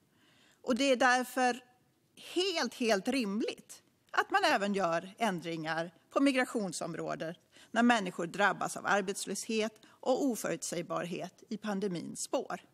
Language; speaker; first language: Swedish; native; Swedish